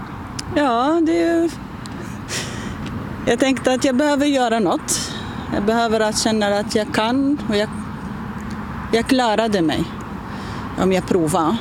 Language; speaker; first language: Swedish; non-native, learner; Arabic